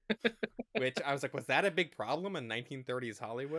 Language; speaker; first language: English; native; English